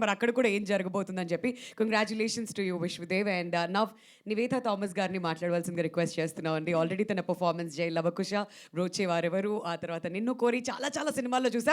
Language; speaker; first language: Telugu; native; Telugu